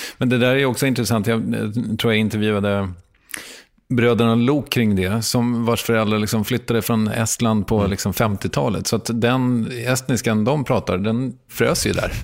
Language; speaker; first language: Swedish; native; Swedish